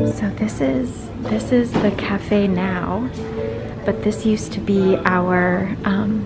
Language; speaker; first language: English; native; English